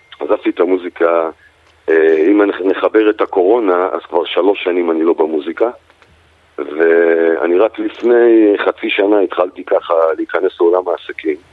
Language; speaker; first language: Hebrew; native; Hebrew